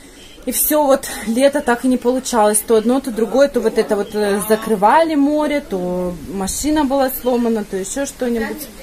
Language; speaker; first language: Russian; native; Russian